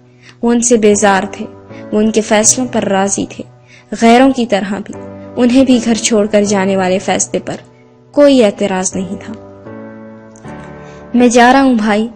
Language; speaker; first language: Urdu; native; Urdu